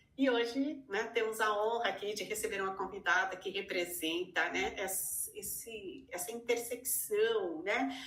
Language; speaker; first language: Portuguese; native; Portuguese